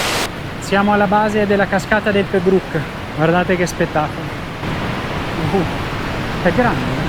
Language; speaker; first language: Italian; native; Italian